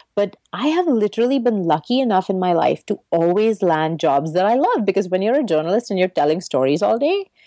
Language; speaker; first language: English; native; English